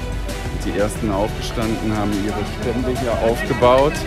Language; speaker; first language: German; native; German